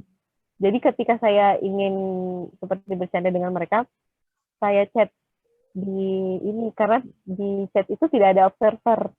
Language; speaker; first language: Indonesian; native; Indonesian